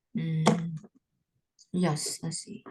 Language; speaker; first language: English; non-native, learner; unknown